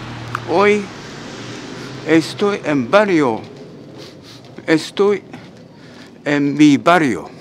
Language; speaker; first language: Spanish; non-native, learner; Japanese